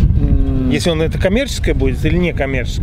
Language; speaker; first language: Russian; native; Russian